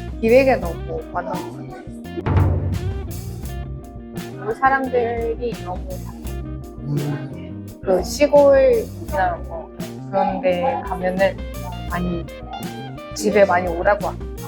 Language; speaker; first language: Korean; non-native, fluent; Mongolian